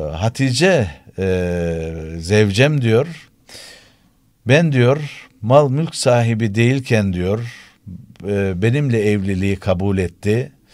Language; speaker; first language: Turkish; native; Turkish